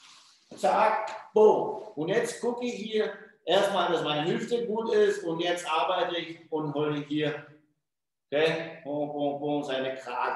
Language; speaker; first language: German; non-native, fluent; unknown